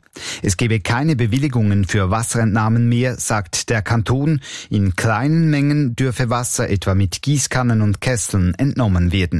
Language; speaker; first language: German; native; German